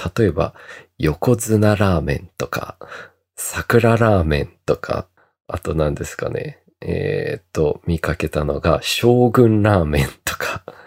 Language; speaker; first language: Japanese; early bilingual, heritage; Japanese